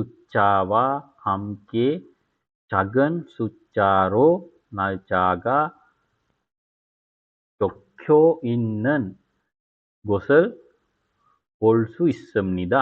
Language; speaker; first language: Korean; non-native, fluent; Sinhala